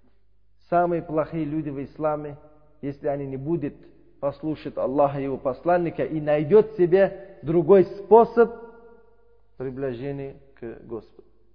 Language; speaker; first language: Russian; non-native, learner; Uzbek